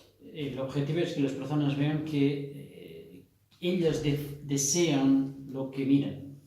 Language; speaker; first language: Spanish; non-native, fluent; Portuguese